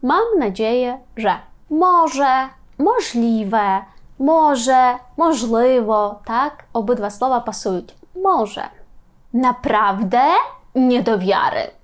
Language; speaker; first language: Polish; non-native, fluent; Ukrainian